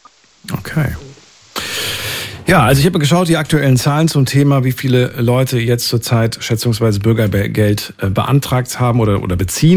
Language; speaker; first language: German; native; German